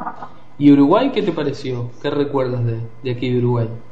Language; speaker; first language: Spanish; native; Spanish